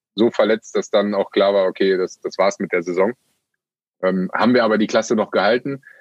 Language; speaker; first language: German; native; German